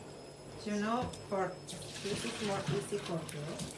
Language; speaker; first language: English; non-native, learner; Spanish